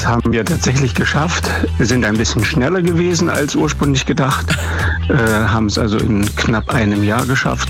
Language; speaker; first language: German; native; German